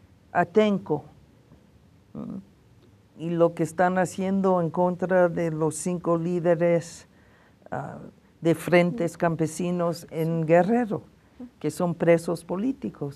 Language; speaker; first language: Spanish; non-native, fluent; English